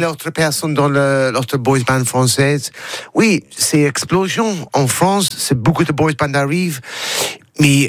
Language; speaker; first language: French; non-native, learner; English